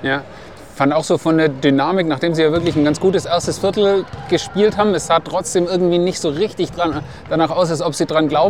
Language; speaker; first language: German; native; German